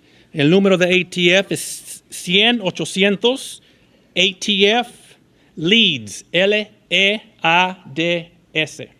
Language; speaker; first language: Spanish; early bilingual, heritage; Spanish